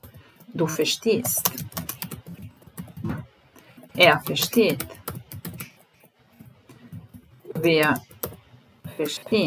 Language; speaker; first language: German; non-native, fluent; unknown